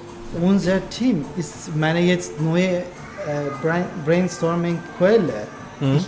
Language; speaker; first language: German; non-native, learner; Turkish